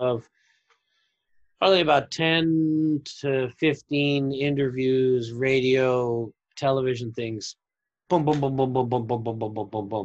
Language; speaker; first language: English; native; English